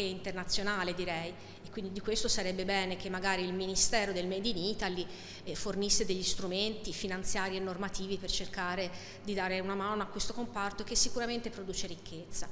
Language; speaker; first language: Italian; native; Italian